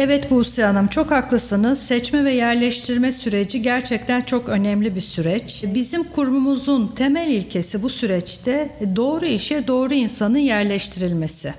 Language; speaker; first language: Turkish; native; Turkish